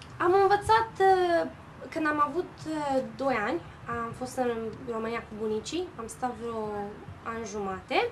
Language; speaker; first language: Romanian; early bilingual, heritage; Romanian